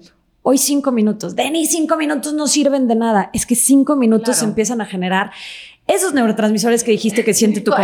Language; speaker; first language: Spanish; native; Spanish